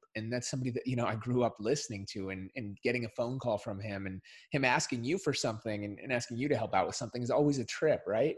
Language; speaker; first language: English; native; English